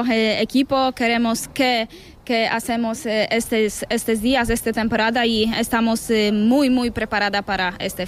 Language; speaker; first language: Spanish; non-native, learner; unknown